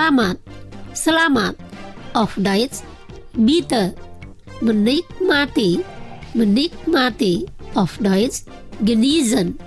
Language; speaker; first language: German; non-native, fluent; Indonesian